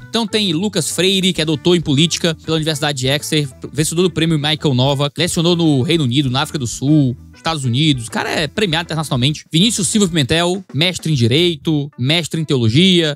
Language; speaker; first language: Portuguese; native; Portuguese